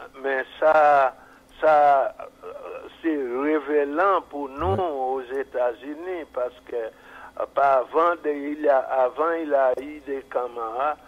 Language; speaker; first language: French; non-native, fluent; English